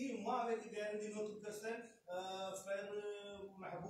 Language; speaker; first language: French; non-native, learner; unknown